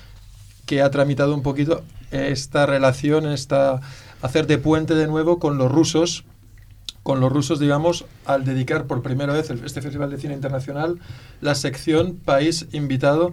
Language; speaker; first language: Spanish; native; Spanish